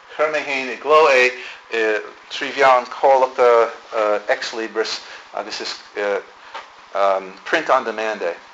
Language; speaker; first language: Irish; non-native, fluent; English